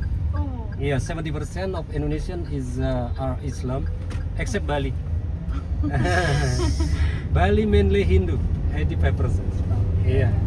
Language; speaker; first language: English; non-native, fluent; Indonesian